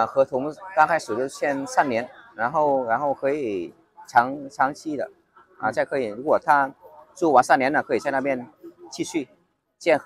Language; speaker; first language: Chinese; non-native, fluent; Vietnamese